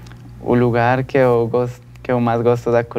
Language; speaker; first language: Portuguese; non-native, learner; Spanish